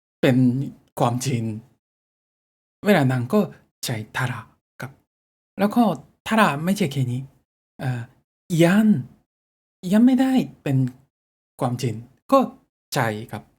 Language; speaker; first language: Thai; non-native, fluent; Japanese